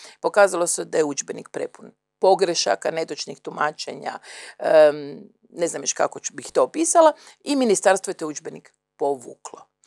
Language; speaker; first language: Croatian; native; Croatian